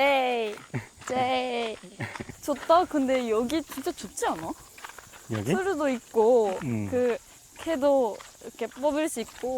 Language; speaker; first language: Korean; non-native, learner; Japanese